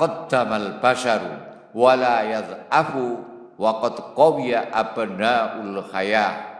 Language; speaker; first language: Arabic; non-native, fluent; Indonesian